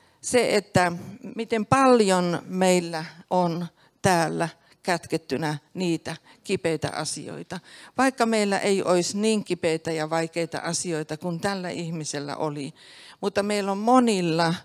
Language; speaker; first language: Finnish; native; Finnish